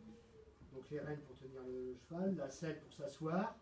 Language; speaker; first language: French; native; French